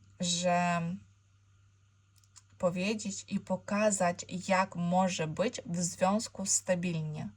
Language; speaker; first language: Polish; non-native, learner; Ukrainian